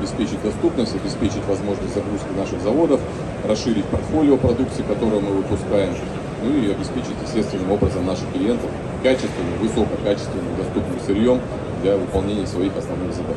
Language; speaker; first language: Russian; native; Russian